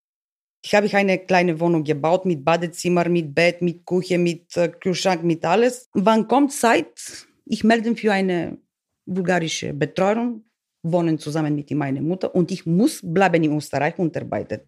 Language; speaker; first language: German; non-native, learner; Bulgarian